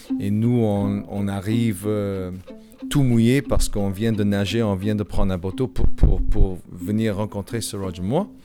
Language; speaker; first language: French; non-native, fluent; English